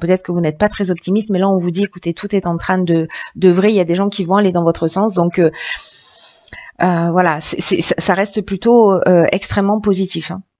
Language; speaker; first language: French; native; French